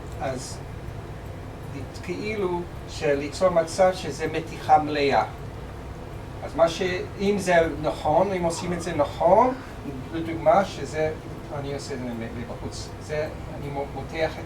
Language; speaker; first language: Hebrew; non-native, fluent; English